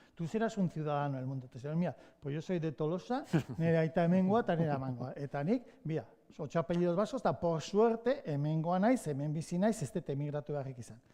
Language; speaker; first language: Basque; native; Basque